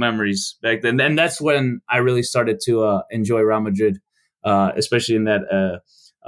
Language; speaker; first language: English; early bilingual, other home language; Albanian